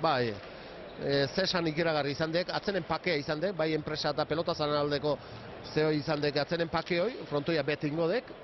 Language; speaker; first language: Basque; native; Basque